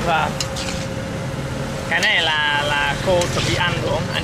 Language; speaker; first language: Vietnamese; non-native, fluent; English